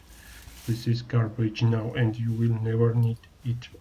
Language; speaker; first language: English; non-native, learner; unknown